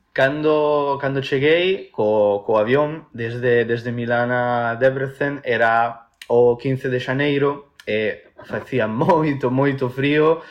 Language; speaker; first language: Galician; non-native, fluent; Italian